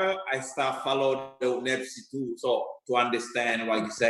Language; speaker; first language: English; non-native, learner; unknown